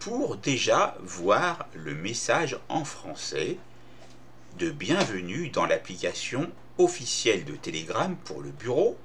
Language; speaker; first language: French; native; French